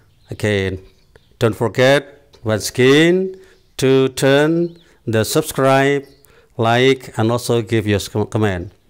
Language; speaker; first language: English; non-native, fluent; Indonesian